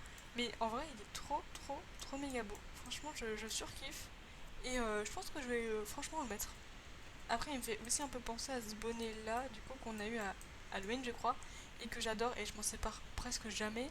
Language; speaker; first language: French; native; French